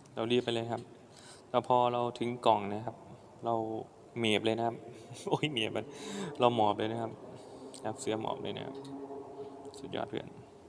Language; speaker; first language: Thai; non-native, local second language; Northeastern Thai